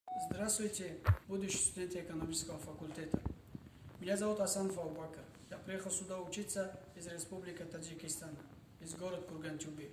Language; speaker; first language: Russian; non-native, local second language; Tajik